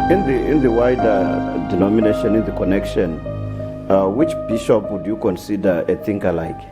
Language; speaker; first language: English; non-native, local second language; Shona